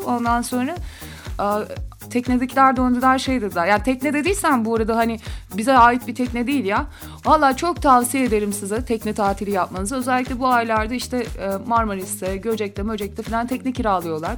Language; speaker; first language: Turkish; native; Turkish